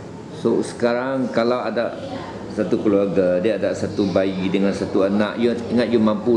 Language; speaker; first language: Malay; native; Malay